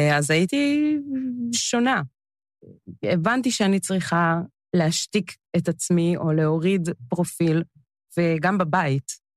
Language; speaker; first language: Hebrew; early bilingual, other home language; English